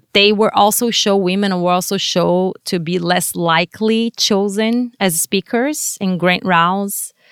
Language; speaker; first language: English; non-native, fluent; Portuguese